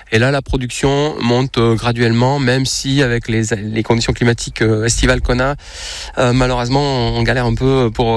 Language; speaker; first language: French; native; French